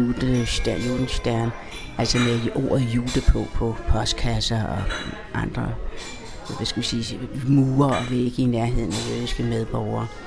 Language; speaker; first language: Danish; native; Danish